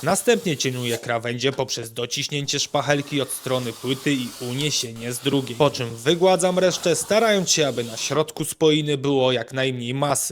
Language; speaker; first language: Polish; native; Polish